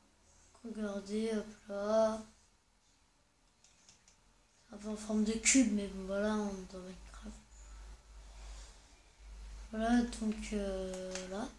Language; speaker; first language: French; native; French